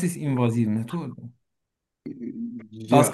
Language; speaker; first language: German; non-native, learner; Turkish